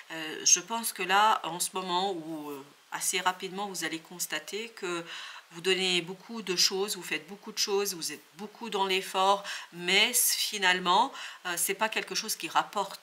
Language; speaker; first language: French; native; French